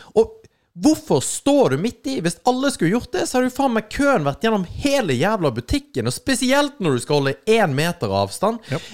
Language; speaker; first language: Norwegian; native; Norwegian